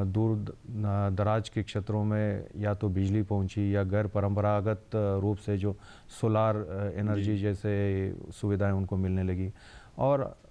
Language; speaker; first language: Hindi; non-native, local second language; Marathi